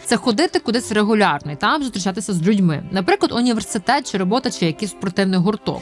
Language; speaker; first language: Ukrainian; native; Ukrainian